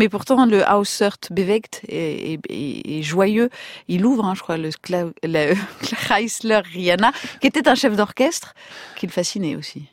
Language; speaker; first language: French; native; French